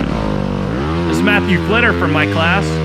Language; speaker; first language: English; native; English